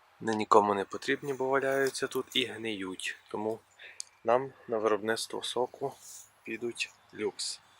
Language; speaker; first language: Ukrainian; native; Ukrainian